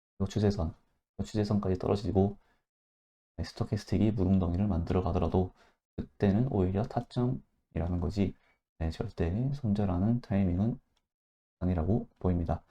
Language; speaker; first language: Korean; native; Korean